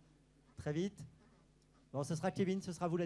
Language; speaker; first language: French; native; French